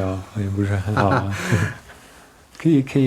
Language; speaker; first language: Chinese; non-native, fluent; Dutch